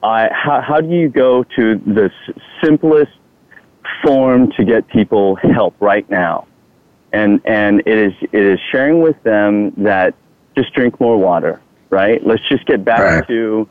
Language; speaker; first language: English; non-native, fluent; Thai